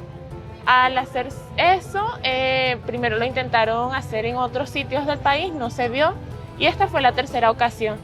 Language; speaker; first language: Spanish; native; Spanish